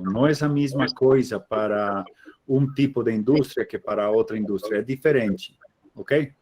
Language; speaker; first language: Portuguese; non-native, fluent; Spanish